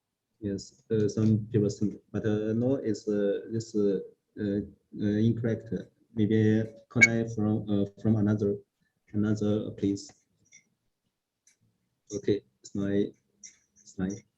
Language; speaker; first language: English; non-native, learner; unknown